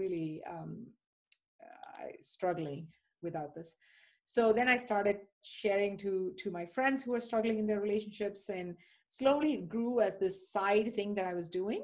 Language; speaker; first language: English; non-native, local second language; Tamil